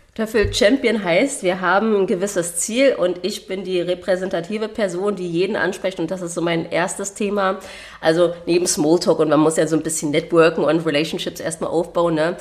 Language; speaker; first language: German; native; German